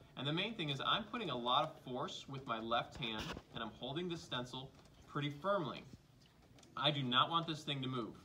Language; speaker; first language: English; native; English